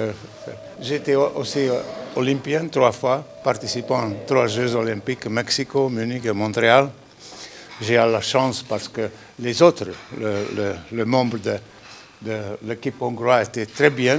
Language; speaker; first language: French; non-native, learner; Hungarian